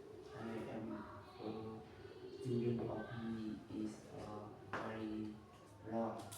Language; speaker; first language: English; non-native, learner; Vietnamese